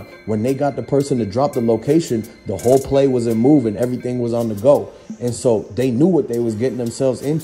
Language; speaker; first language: English; native; English